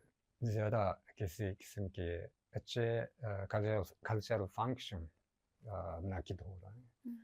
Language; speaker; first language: Hindi; non-native, learner; Japanese